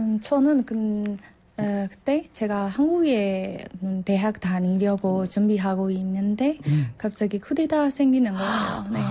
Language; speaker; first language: Korean; non-native, learner; Burmese